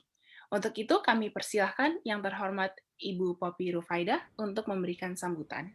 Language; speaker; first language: Indonesian; native; Indonesian